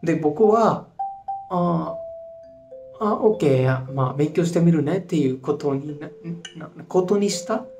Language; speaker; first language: Japanese; non-native, fluent; Hindi